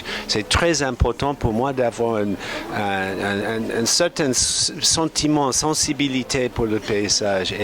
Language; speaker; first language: French; non-native, fluent; English